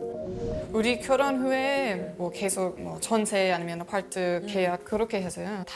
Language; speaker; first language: Korean; non-native, learner; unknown